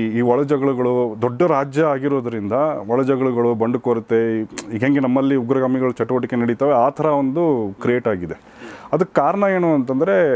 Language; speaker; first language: Kannada; native; Kannada